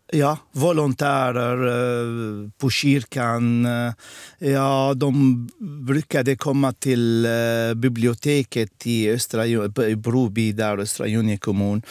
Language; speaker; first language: Swedish; non-native, fluent; Arabic